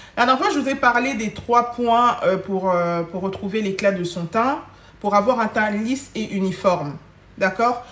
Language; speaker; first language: French; early bilingual, other home language; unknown